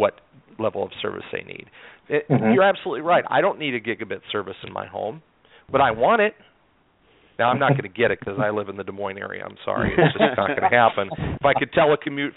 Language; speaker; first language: English; native; English